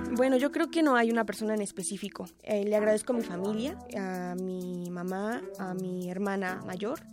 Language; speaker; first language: Spanish; native; Spanish